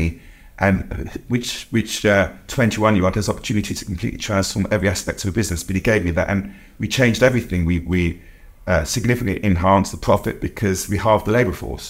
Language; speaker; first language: English; native; English